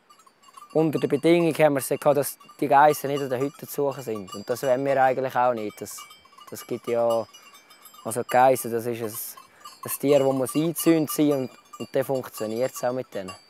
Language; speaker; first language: German; native; German